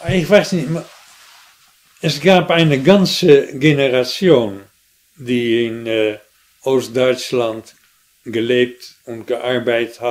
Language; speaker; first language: German; non-native, fluent; Dutch